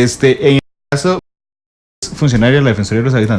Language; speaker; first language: Spanish; native; Spanish